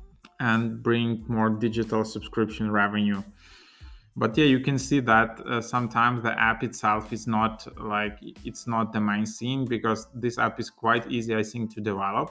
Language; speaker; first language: English; non-native, fluent; Ukrainian